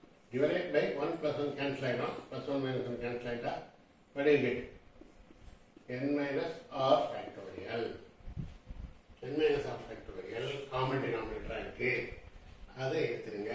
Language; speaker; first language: English; non-native, local second language; Tamil